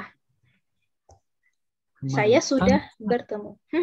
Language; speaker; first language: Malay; non-native, fluent; Indonesian